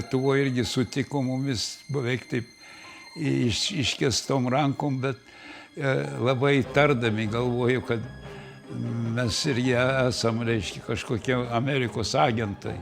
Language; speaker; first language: Lithuanian; early bilingual, heritage; Lithuanian